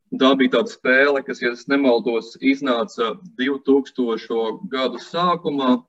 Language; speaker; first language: Latvian; native; Latvian